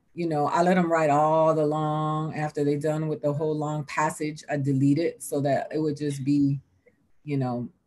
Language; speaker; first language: English; early bilingual, other home language; Spanish